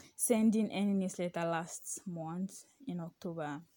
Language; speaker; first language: English; non-native, local second language; Yoruba